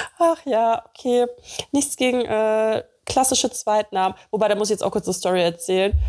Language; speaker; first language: German; early bilingual, other home language; Russian